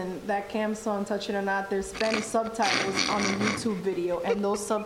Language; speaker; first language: English; early bilingual, other home language; Spanish